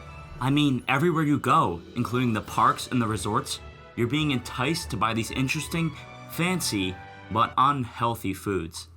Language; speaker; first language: English; native; English